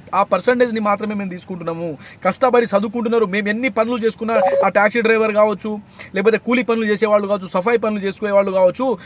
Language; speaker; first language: Telugu; non-native, local second language; Lambadi